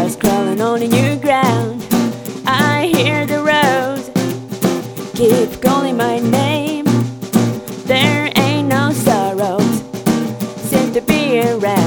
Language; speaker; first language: English; non-native, learner; Japanese